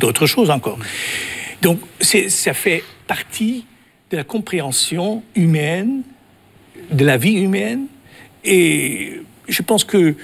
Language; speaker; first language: French; non-native, fluent; Dutch